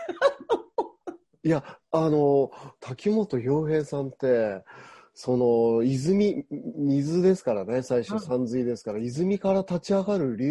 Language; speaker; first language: Japanese; native; Japanese